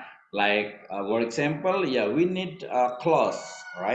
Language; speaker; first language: English; non-native, learner; Indonesian